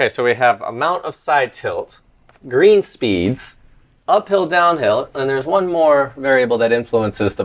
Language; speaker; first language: English; native; English